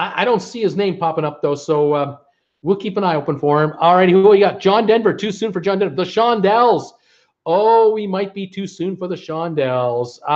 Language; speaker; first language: English; native; English